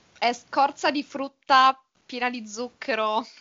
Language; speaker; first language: Italian; native; Italian